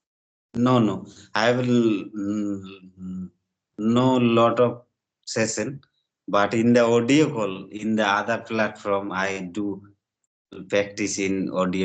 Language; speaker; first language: English; non-native, learner; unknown